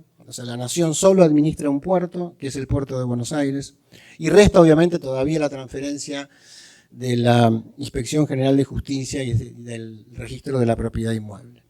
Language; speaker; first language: Spanish; native; Spanish